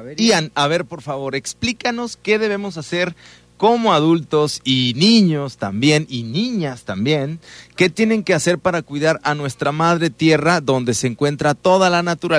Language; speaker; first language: Spanish; native; Spanish